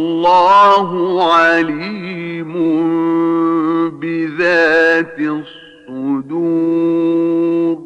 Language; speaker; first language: Arabic; native; Arabic